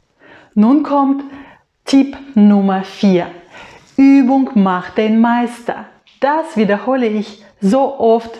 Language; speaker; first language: German; non-native, fluent; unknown